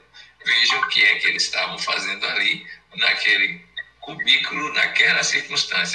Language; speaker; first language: Portuguese; native; Portuguese